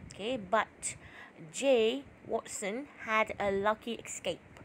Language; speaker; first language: English; non-native, local second language; Malay